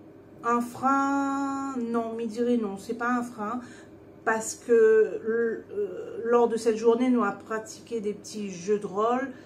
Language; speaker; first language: French; non-native, local second language; Réunion Creole French